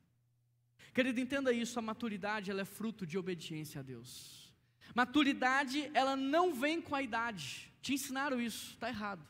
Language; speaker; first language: Portuguese; native; Portuguese